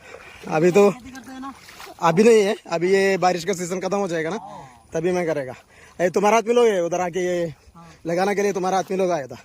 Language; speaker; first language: Hindi; non-native, local second language; Malayalam